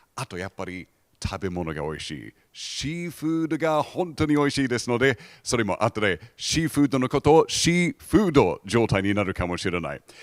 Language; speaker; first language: Japanese; non-native, fluent; English